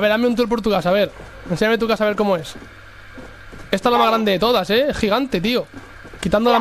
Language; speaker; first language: Spanish; native; Spanish